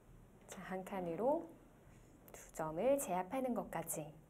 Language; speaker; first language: Korean; native; Korean